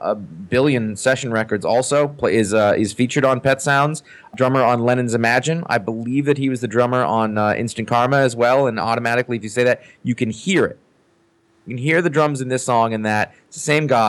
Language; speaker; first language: English; native; English